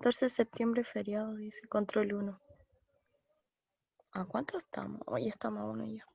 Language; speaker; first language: Spanish; native; Spanish